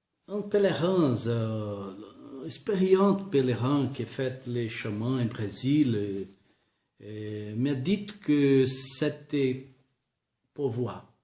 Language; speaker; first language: French; non-native, learner; Portuguese